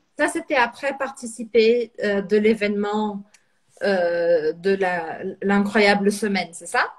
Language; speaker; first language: French; non-native, fluent; Portuguese